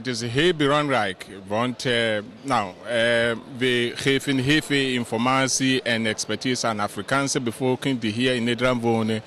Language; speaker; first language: Dutch; non-native, fluent; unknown